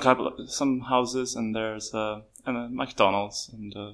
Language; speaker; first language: English; non-native, fluent; Swedish